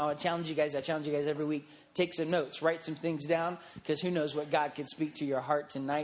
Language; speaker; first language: English; native; English